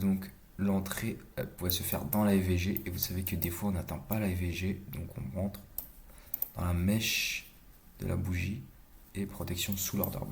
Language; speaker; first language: French; native; French